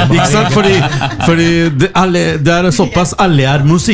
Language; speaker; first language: Norwegian; non-native, fluent; Spanish